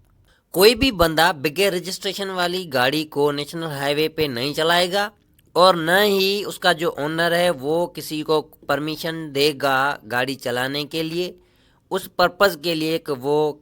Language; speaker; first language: Urdu; native; Urdu